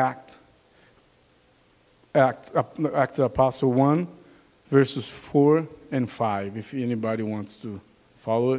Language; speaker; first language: English; non-native, learner; Portuguese